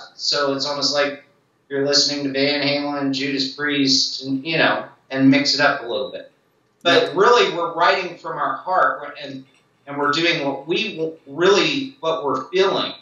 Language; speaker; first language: English; native; English